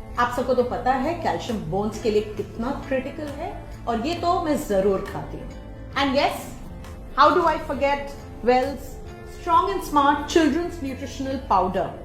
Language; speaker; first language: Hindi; non-native, local second language; Bangla